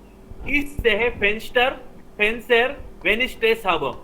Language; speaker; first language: German; non-native, learner; Hindi